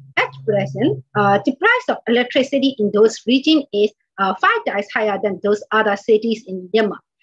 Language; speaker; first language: English; non-native, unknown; Burmese